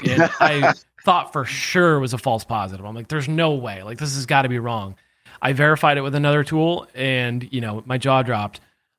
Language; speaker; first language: English; native; English